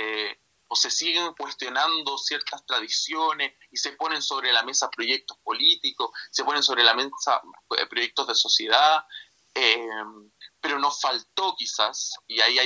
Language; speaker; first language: Spanish; native; Spanish